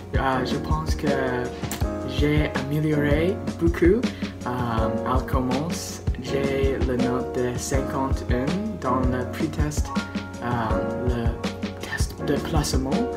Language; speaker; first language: French; non-native, learner; English